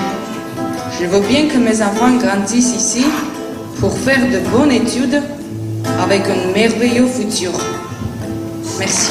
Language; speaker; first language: French; non-native, learner; Armenian